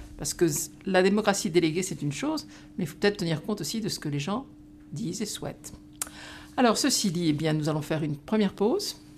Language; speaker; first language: French; native; French